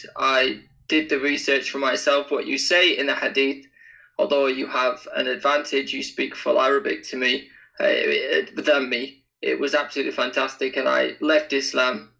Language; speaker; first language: English; native; English